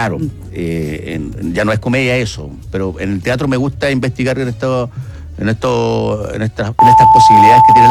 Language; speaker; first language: Spanish; native; Spanish